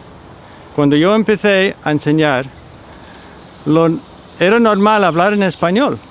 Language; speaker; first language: Spanish; non-native, fluent; English